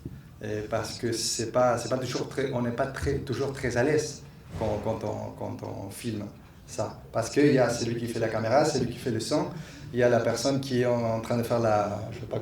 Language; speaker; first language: French; non-native, fluent; Spanish